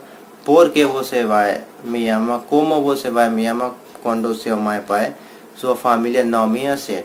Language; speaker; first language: Portuguese; non-native, learner; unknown